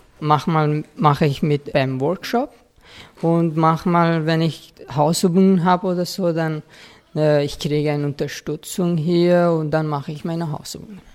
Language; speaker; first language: German; non-native, learner; Persian